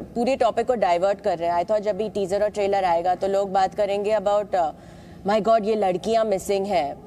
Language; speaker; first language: Hindi; non-native, local second language; Malayalam